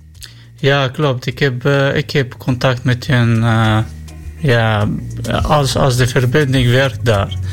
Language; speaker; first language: Dutch; non-native, learner; Arabic